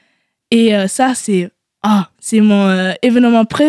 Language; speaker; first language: French; non-native, learner; German